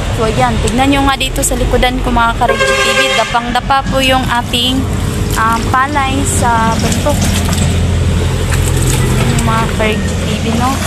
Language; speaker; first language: Filipino; non-native, local second language; Hiligaynon